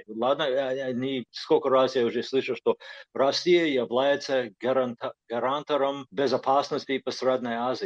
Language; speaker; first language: Russian; non-native, fluent; English